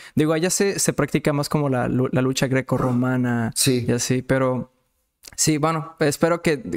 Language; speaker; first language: Spanish; non-native, fluent; Serbian